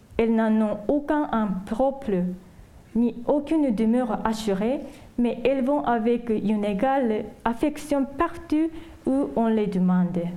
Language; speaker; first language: French; non-native, fluent; Japanese